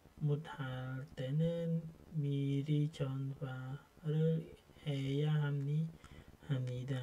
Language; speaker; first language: Korean; non-native, learner; Khmer